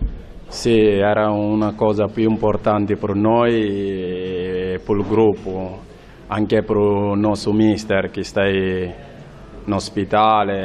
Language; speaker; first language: Italian; non-native, learner; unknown